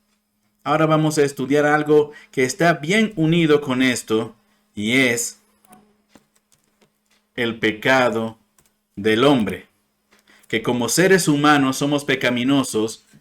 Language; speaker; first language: Spanish; non-native, fluent; English